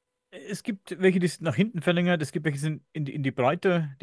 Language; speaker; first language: German; native; German